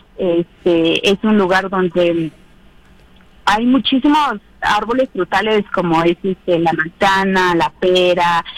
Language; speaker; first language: Spanish; non-native, local second language; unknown